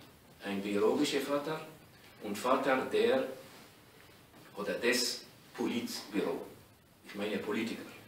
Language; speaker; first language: German; non-native, learner; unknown